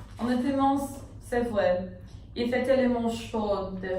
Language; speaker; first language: French; non-native, learner; English